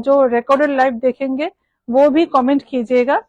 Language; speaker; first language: Hindi; non-native, local second language; Bangla